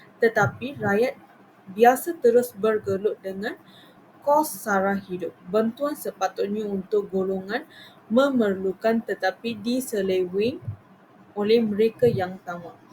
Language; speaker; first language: Malay; non-native, local second language; Tamil